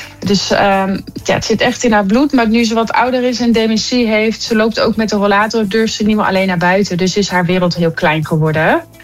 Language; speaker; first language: Dutch; native; Dutch